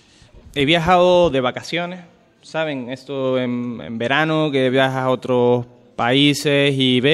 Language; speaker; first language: Spanish; native; Spanish